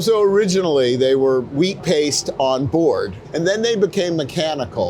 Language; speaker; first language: English; native; English